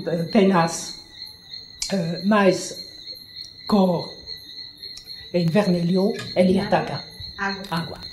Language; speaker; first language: Portuguese; non-native, learner; French